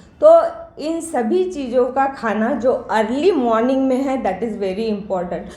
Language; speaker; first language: Hindi; non-native, local second language; Marathi